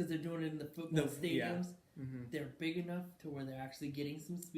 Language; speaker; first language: English; native; English